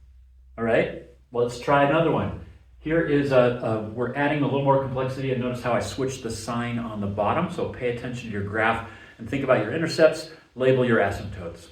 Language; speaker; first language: English; native; English